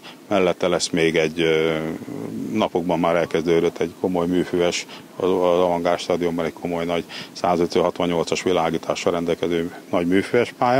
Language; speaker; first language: Hungarian; native; Hungarian